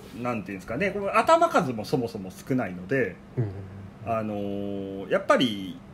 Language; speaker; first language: Japanese; native; Japanese